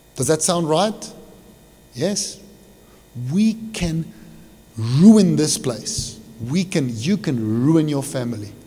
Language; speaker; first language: English; non-native, local second language; Afrikaans